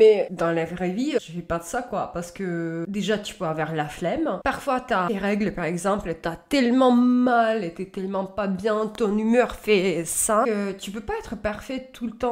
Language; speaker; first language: French; native; French